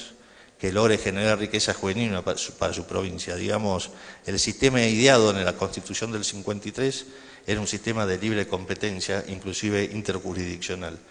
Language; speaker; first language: Spanish; native; Spanish